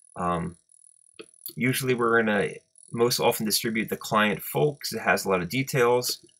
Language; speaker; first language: English; native; English